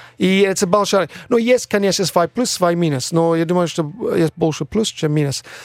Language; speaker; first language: Russian; non-native, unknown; English